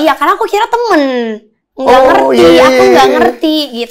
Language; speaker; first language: Indonesian; native; Indonesian